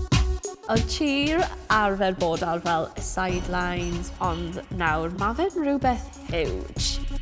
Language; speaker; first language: Welsh; non-native, local second language; English